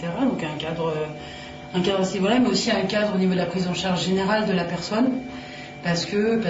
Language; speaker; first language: French; native; French